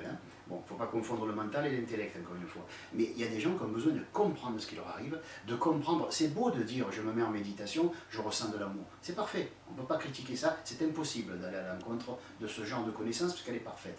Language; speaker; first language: French; native; French